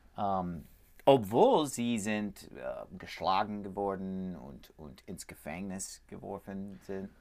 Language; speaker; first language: German; non-native, learner; English